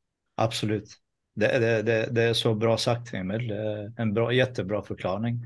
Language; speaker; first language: Swedish; non-native, fluent; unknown